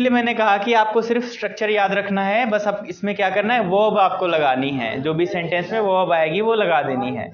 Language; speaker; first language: Hindi; native; Hindi